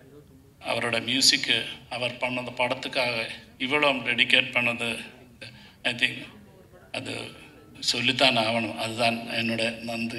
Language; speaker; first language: Tamil; non-native, learner; Malayalam